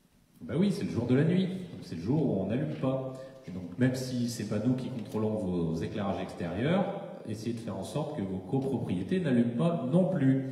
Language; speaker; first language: French; native; French